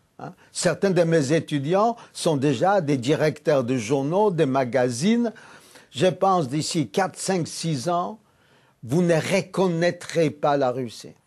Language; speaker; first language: French; non-native, fluent; Polish